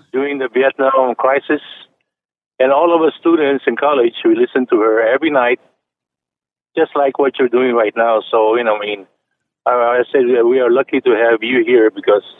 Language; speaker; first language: English; non-native, fluent; Chinese